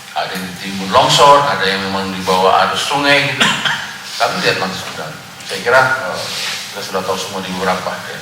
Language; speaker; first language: Indonesian; native; Indonesian